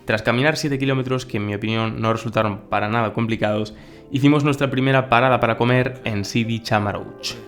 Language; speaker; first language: Spanish; native; Spanish